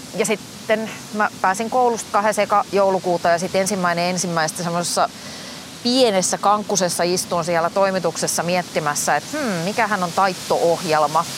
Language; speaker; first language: Finnish; native; Finnish